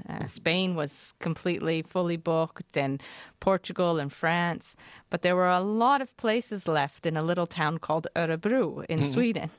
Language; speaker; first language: English; native; English